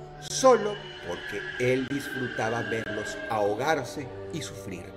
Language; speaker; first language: Spanish; native; Spanish